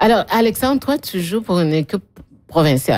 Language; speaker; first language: French; native; French